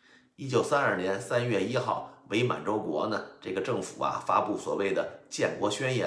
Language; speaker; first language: Chinese; native; Chinese